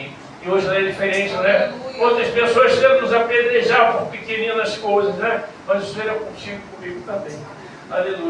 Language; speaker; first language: Portuguese; native; Portuguese